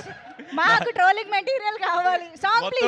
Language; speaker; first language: Telugu; native; Telugu